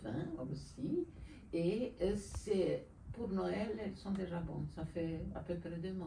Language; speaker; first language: French; non-native, fluent; Romanian